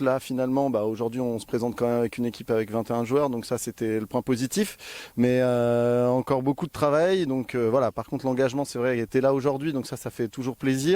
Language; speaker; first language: French; native; French